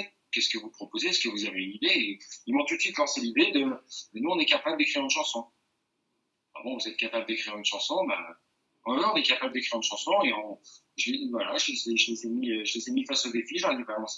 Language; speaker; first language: French; native; French